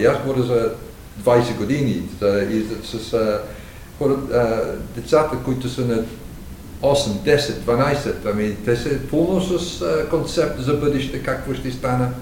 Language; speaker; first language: Bulgarian; non-native, learner; English